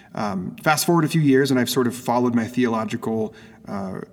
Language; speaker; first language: English; native; English